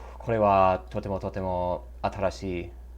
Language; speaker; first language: Japanese; non-native, learner; English